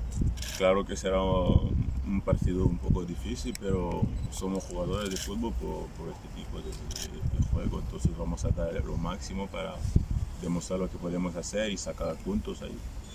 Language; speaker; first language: Spanish; non-native, fluent; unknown